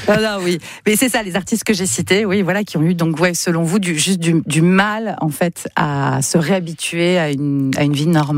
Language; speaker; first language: French; native; French